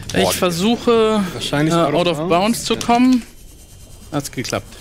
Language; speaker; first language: German; native; German